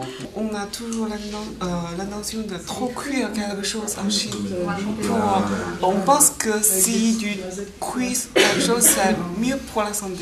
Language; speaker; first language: French; non-native, fluent; Chinese